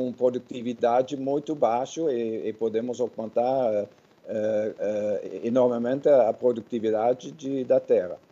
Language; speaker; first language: Portuguese; non-native, fluent; Dutch